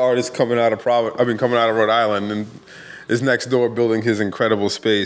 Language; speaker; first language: English; native; English